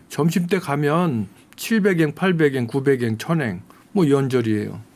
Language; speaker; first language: Korean; native; Korean